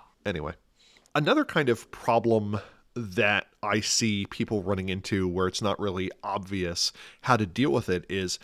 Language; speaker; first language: English; native; English